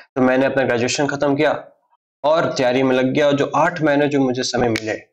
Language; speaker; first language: Hindi; native; Hindi